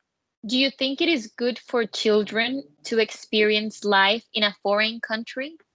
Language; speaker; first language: English; non-native, learner; Spanish